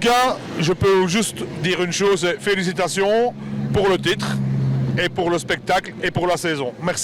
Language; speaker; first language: French; native; French